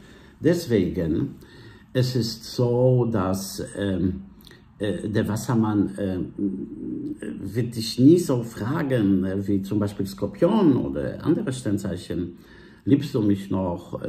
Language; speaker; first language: German; non-native, fluent; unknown